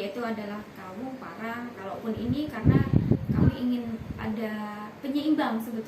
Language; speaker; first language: Indonesian; native; Indonesian